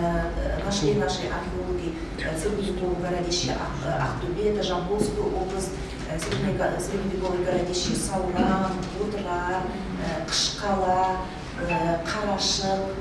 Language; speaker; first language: Russian; non-native, local second language; Kazakh